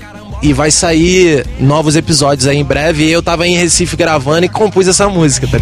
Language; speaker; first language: Portuguese; native; Portuguese